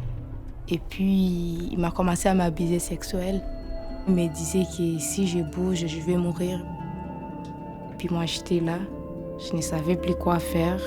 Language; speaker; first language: French; non-native, local second language; Swahili